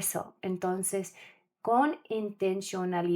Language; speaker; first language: Spanish; non-native, learner; English